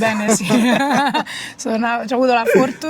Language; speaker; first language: Italian; native; Italian